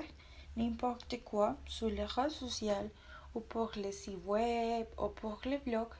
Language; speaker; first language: French; non-native, learner; Spanish